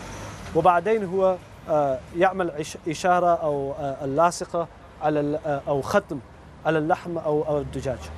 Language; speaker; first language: Arabic; non-native, learner; Urdu